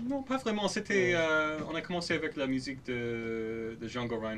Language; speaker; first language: French; non-native, local second language; English